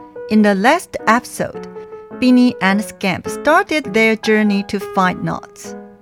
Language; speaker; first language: English; non-native, fluent; Chinese